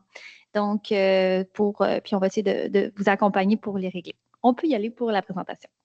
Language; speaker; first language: French; native; French